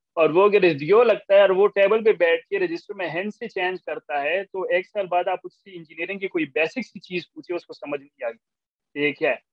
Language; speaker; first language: Urdu; non-native, local second language; Pashto